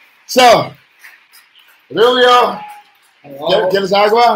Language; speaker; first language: Spanish; non-native, fluent; Dutch